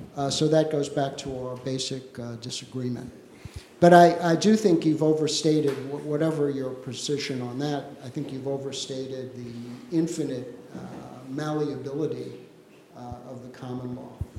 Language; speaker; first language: English; native; English